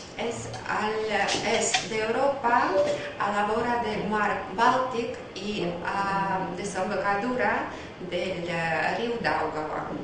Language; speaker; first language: Catalan; non-native, learner; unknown